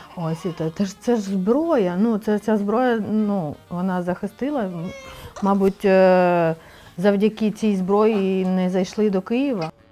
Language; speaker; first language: Ukrainian; non-native, local second language; Russian